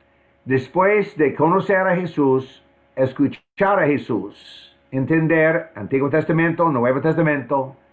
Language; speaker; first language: Spanish; non-native, fluent; English